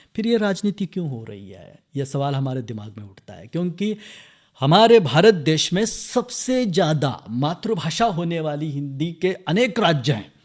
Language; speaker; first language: Hindi; non-native, local second language; Marathi